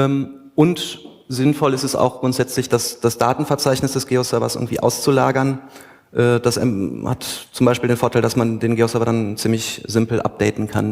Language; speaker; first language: German; native; German